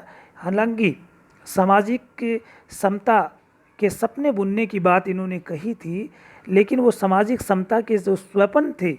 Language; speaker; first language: Hindi; native; Hindi